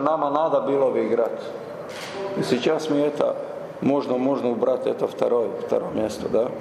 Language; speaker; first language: Russian; non-native, learner; Croatian